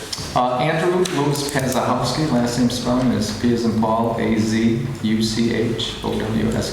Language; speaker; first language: English; native; English